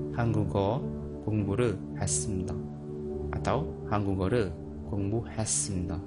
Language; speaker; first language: Korean; non-native, fluent; Indonesian